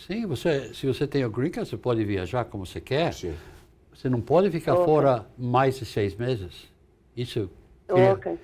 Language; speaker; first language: Portuguese; non-native, fluent; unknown